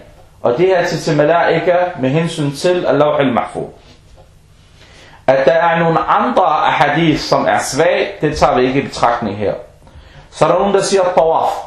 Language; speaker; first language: Danish; non-native, local second language; Arabic